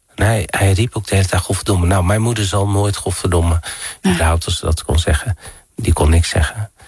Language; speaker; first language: Dutch; early bilingual, other home language; Riffian